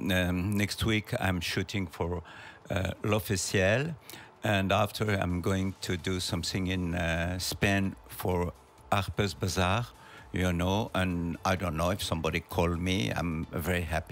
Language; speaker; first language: English; non-native, learner; French